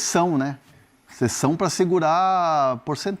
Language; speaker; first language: Portuguese; native; Portuguese